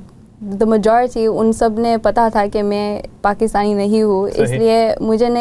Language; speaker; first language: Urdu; non-native, learner; Gujarati